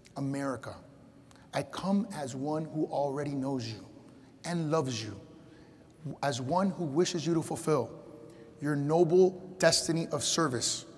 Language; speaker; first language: English; native; English